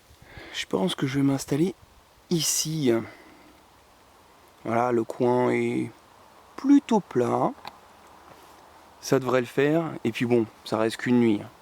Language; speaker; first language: French; native; French